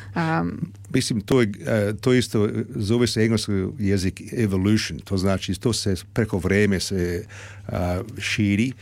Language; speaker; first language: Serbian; early bilingual, heritage; Serbian